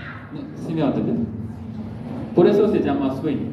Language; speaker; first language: Spanish; non-native, learner; Korean